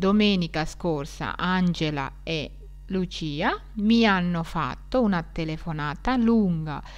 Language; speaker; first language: Italian; non-native, fluent; Sinhala